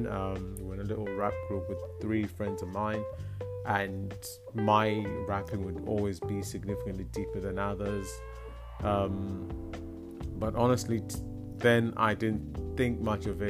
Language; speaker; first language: English; non-native, local second language; Shona